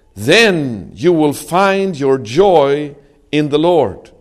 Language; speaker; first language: English; non-native, fluent; Swedish